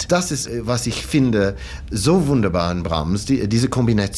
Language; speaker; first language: German; non-native, fluent; English